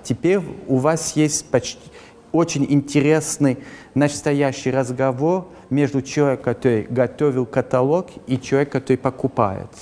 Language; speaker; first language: Russian; early bilingual, heritage; Russian